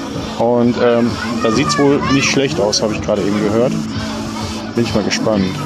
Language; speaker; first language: German; native; German